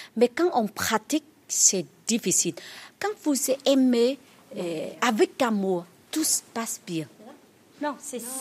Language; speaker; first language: French; non-native, learner; Vietnamese